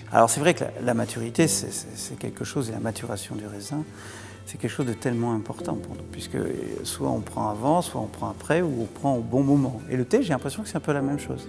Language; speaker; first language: French; native; French